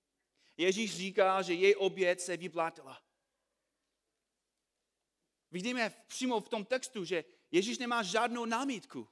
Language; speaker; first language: Czech; non-native, fluent; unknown